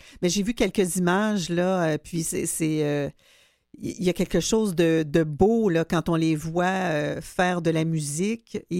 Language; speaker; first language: French; native; French